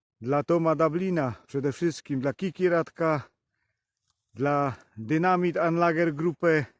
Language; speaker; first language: Polish; native; Polish